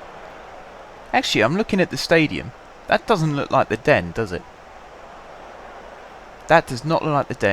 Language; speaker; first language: English; native; English